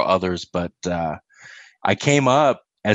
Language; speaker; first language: English; native; English